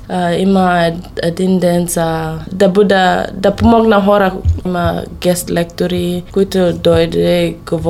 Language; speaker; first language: Bulgarian; non-native, learner; English